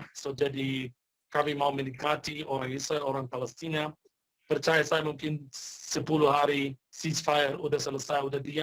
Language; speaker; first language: Indonesian; non-native, fluent; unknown